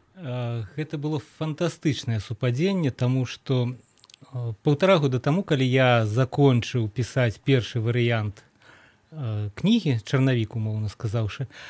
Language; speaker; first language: Belarusian; native; Belarusian